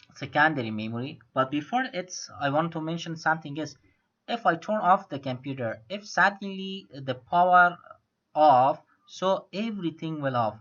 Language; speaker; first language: English; non-native, fluent; Persian